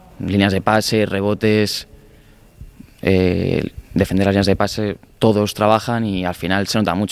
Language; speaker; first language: Spanish; native; Spanish